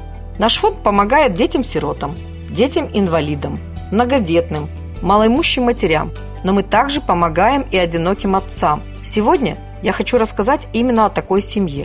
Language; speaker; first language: Russian; native; Russian